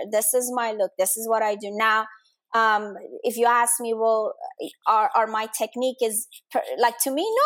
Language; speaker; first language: English; non-native, fluent; Danish